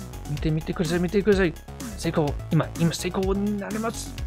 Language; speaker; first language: Japanese; non-native, learner; English